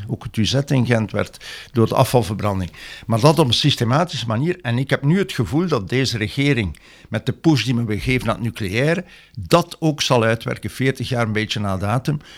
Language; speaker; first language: Dutch; native; Dutch